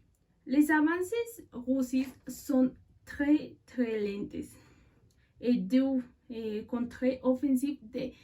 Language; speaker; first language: French; non-native, learner; Spanish